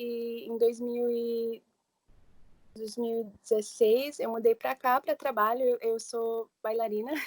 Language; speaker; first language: Portuguese; early bilingual, heritage; English